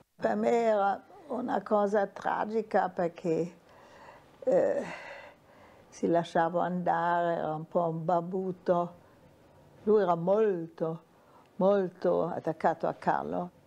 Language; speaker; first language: Italian; non-native, fluent; German